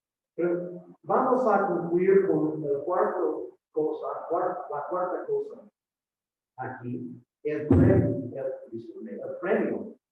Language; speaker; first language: Spanish; non-native, fluent; English